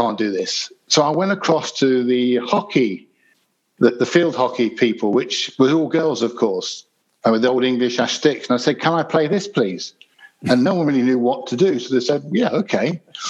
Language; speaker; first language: English; native; English